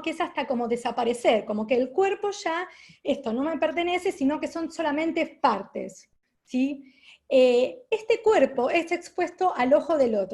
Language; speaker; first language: Spanish; native; Spanish